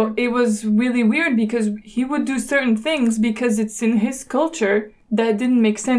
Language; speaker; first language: English; non-native, fluent; French